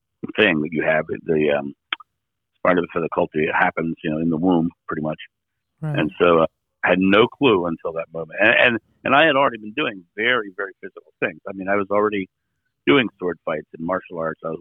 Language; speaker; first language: English; native; English